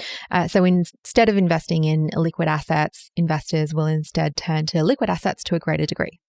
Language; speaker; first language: English; native; English